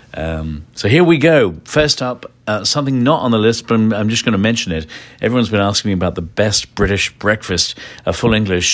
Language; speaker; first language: English; native; English